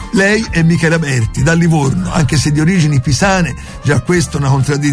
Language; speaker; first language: Italian; native; Italian